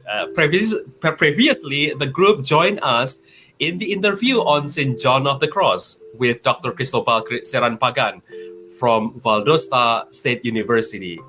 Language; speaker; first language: English; non-native, fluent; Indonesian